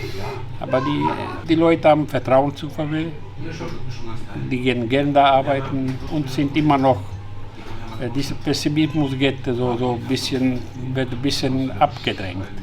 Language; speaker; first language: German; non-native, fluent; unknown